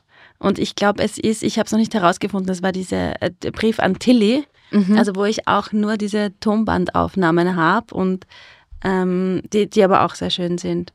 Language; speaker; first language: German; native; German